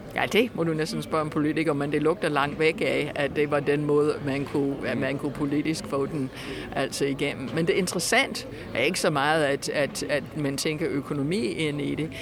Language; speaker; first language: Danish; non-native, fluent; English